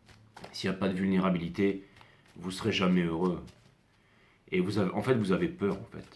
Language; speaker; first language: French; native; French